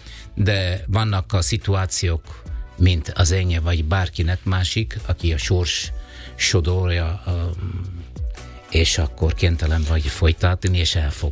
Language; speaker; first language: Hungarian; non-native, learner; Italian